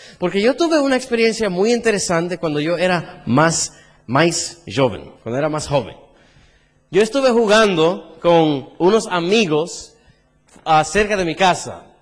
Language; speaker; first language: Spanish; early bilingual, heritage; Spanish